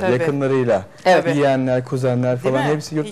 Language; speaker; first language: Turkish; native; Turkish